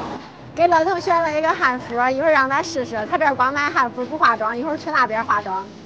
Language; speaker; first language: Chinese; native; Chinese